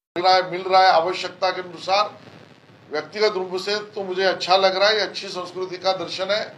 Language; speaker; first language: Hindi; non-native, local second language; Marathi